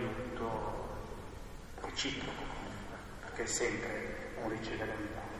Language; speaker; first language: Italian; native; Italian